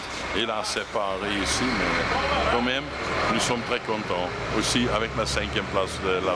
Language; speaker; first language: French; non-native, fluent; Dutch